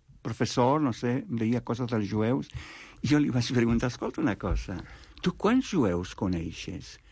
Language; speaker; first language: Catalan; non-native, fluent; Spanish